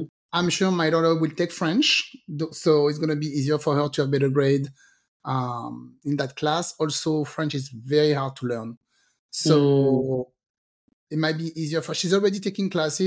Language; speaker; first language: English; non-native, fluent; French